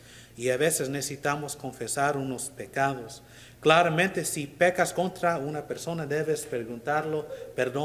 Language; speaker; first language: Spanish; non-native, learner; English